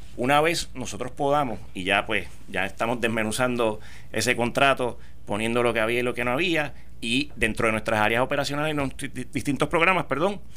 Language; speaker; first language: Spanish; native; Spanish